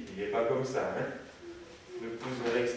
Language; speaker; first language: French; native; French